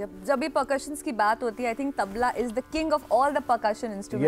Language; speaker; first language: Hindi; native; Hindi